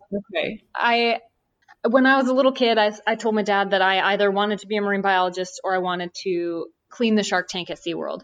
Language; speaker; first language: English; native; English